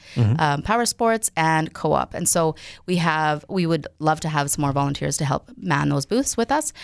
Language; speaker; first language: English; native; English